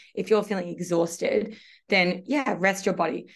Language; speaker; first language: English; native; English